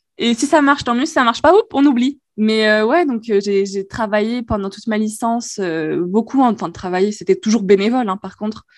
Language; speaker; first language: French; non-native, local second language; Arabic